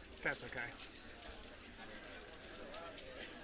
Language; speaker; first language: English; native; English